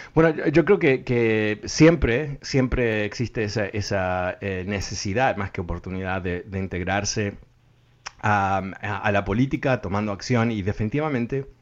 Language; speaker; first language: Spanish; native; Spanish